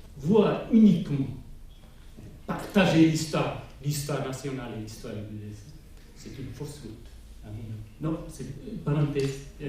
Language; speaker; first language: French; non-native, fluent; Hungarian